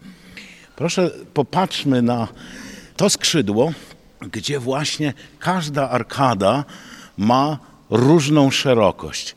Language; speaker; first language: Polish; native; Polish